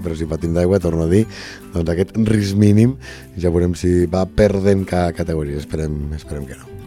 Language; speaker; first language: Catalan; native; Catalan